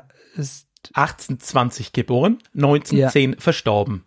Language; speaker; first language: German; native; German